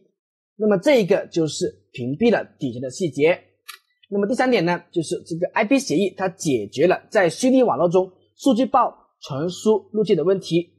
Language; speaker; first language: Chinese; native; Chinese